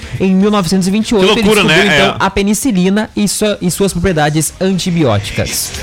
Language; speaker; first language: Portuguese; native; Portuguese